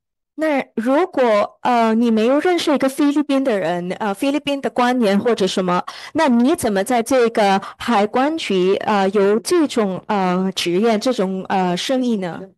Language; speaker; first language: Chinese; early bilingual, heritage; Chinese